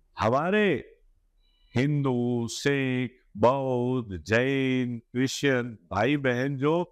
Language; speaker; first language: Hindi; non-native, local second language; Gujarati